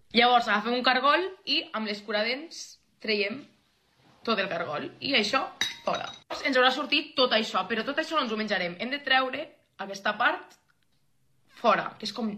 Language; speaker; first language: Catalan; native; Catalan